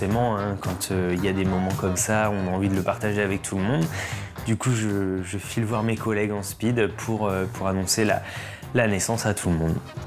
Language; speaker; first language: French; native; French